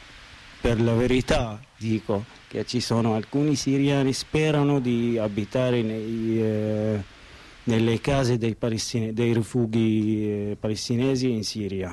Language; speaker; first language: Italian; non-native, learner; Arabic